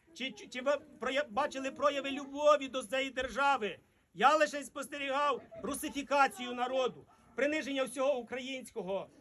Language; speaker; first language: Ukrainian; native; Ukrainian